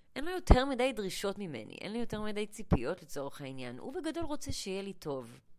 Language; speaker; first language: Hebrew; early bilingual, other home language; English